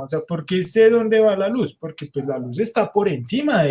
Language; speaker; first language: Spanish; native; Spanish